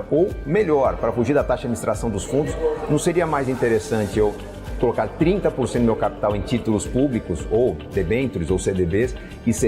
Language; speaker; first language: Portuguese; native; Portuguese